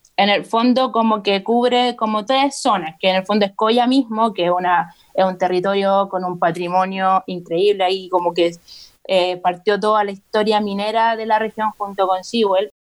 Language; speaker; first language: Spanish; native; Spanish